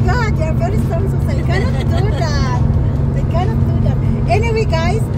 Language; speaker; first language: English; non-native, learner; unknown